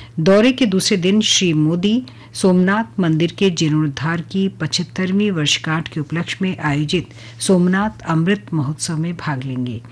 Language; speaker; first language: Hindi; native; Hindi